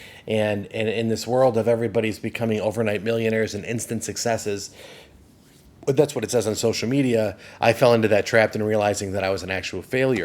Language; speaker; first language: English; native; English